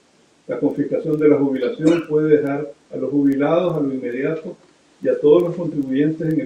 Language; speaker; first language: Spanish; native; Spanish